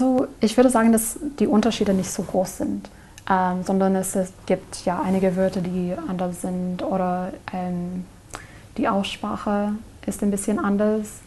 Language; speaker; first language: German; non-native, learner; English